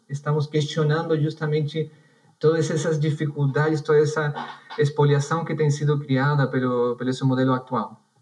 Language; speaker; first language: Portuguese; non-native, fluent; Spanish